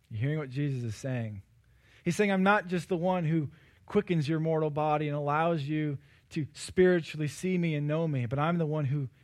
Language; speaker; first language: English; native; English